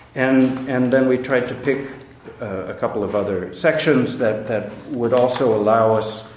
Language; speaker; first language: English; native; English